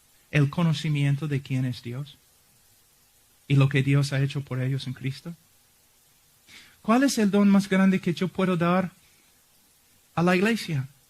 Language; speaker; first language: Spanish; non-native, fluent; English